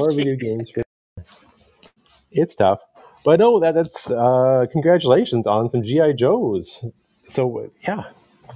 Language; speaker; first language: English; native; English